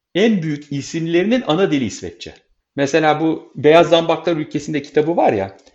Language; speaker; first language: Turkish; native; Turkish